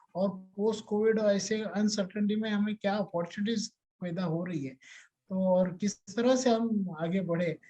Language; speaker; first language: Hindi; non-native, local second language; Marathi